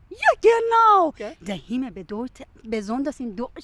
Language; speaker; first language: German; non-native, fluent; Persian